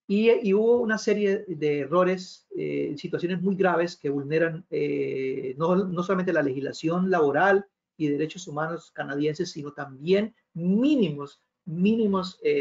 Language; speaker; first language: Spanish; native; Spanish